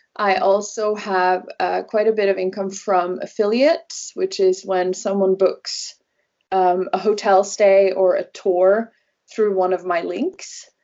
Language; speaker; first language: English; non-native, fluent; Norwegian